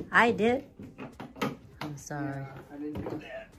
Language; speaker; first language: English; non-native, fluent; Portuguese